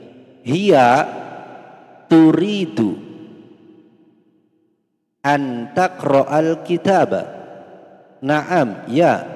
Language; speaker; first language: Arabic; non-native, fluent; Indonesian